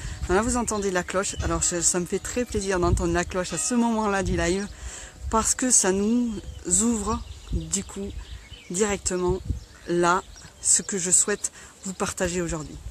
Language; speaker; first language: French; native; French